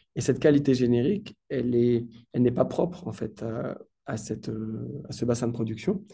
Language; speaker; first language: French; native; French